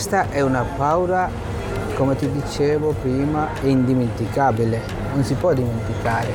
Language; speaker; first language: Italian; non-native, fluent; Bangla